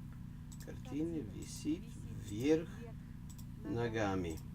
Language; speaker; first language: Russian; non-native, fluent; English